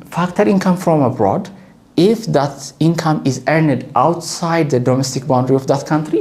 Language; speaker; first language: English; non-native, local second language; Amharic